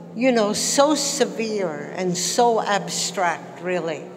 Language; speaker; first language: English; early bilingual, other home language; Latvian